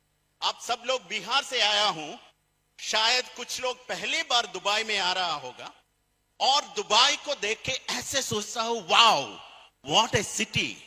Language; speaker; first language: Hindi; non-native, fluent; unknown